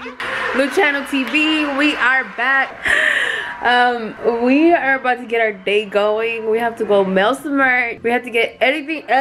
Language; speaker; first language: English; native; English